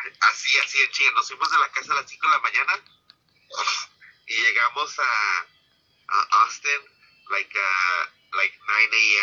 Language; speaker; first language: Spanish; early bilingual, heritage; Spanish